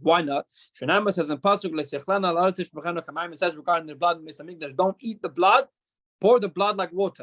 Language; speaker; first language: English; non-native, fluent; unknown